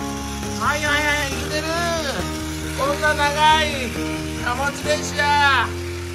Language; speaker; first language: Japanese; native; Japanese